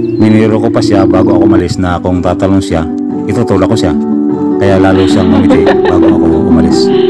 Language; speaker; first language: Filipino; native; Filipino